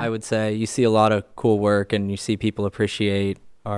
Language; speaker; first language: English; native; English